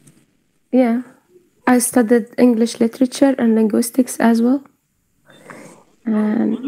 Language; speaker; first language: English; non-native, fluent; Arabic